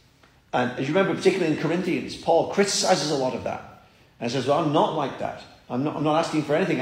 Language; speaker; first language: English; native; English